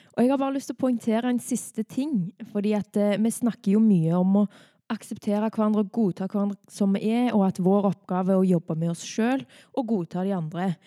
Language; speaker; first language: Norwegian; native; Norwegian